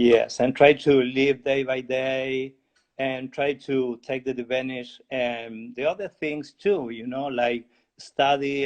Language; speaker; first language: English; non-native, learner; Spanish